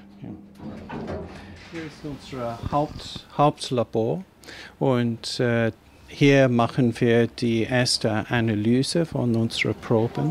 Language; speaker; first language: German; non-native, fluent; English